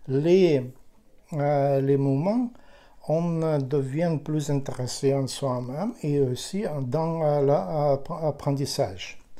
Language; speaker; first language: French; non-native, learner; Ukrainian